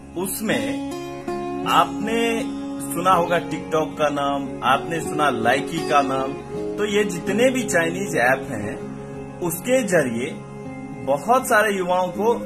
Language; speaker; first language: Hindi; native; Hindi